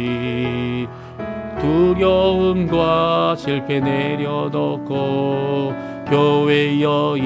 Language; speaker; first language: Korean; native; Korean